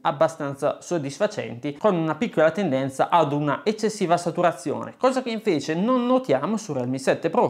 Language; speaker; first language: Italian; native; Italian